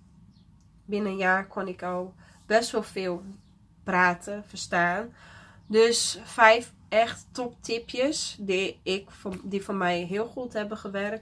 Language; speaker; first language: Dutch; non-native, fluent; Portuguese